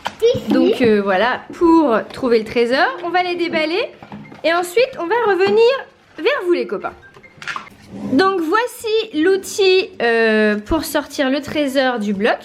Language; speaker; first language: French; native; French